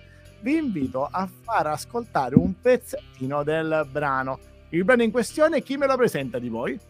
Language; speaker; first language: Italian; native; Italian